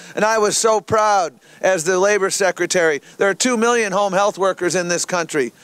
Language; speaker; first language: English; native; English